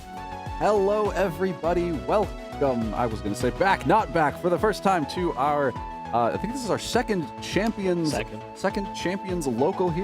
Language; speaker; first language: English; native; English